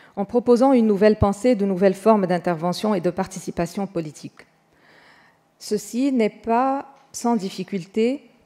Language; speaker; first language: French; non-native, fluent; Arabic